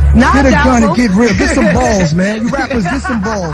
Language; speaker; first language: English; native; English